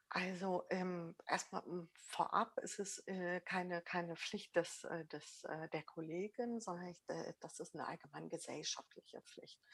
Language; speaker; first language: German; early bilingual, other home language; Arabic